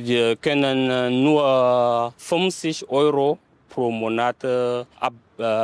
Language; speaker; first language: German; non-native, learner; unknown